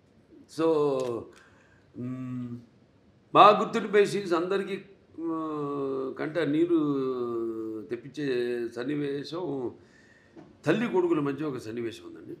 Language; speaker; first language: Telugu; native; Telugu